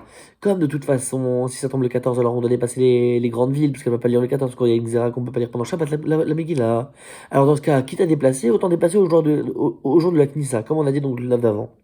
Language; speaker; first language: French; native; French